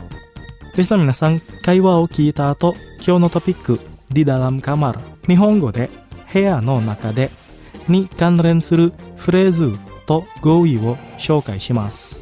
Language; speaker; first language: Japanese; non-native, fluent; Indonesian